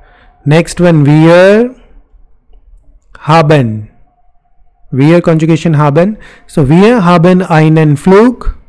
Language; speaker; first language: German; non-native, fluent; Hindi